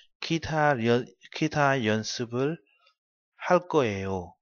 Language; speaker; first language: Korean; non-native, learner; Vietnamese